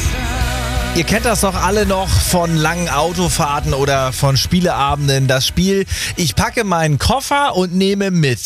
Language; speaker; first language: German; native; German